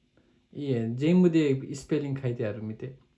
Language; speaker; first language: Japanese; non-native, learner; Nepali